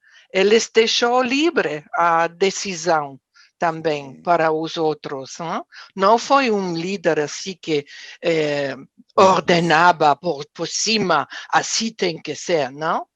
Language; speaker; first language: Portuguese; non-native, fluent; German